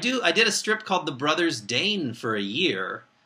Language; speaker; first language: English; native; English